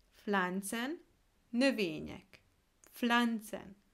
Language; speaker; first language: German; non-native, fluent; Hungarian